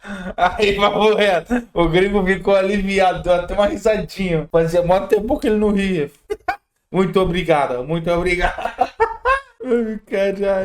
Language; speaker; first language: Portuguese; native; Portuguese